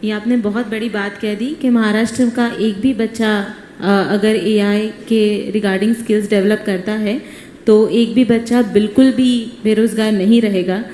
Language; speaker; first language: Hindi; non-native, local second language; Marathi